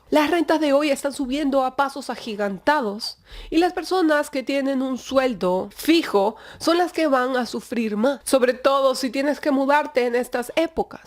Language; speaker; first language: Spanish; native; Spanish